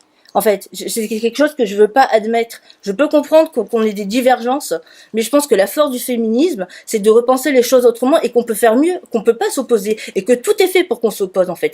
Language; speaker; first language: French; native; French